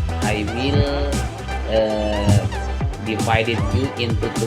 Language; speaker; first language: English; non-native, local second language; Indonesian